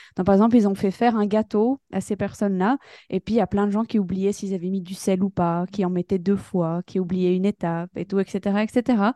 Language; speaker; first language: French; native; French